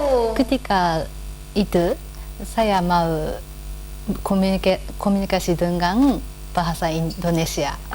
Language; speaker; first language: Indonesian; non-native, learner; Japanese